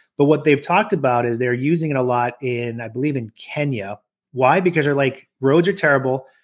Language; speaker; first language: English; early bilingual, other home language; French